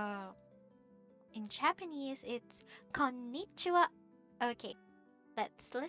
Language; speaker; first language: English; non-native, local second language; Filipino